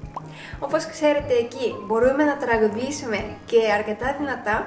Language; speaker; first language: Greek; non-native, fluent; Japanese